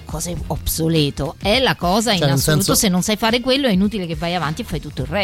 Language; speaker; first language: Italian; native; Italian